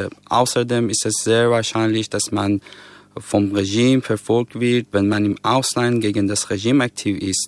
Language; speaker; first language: German; non-native, fluent; Persian